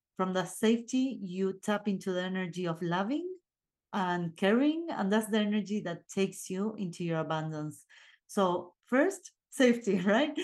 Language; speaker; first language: English; non-native, fluent; Spanish